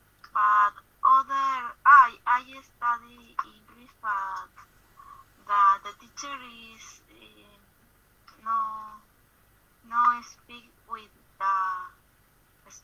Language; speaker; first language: English; non-native, learner; Spanish